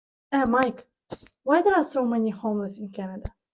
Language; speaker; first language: English; non-native, fluent; Ukrainian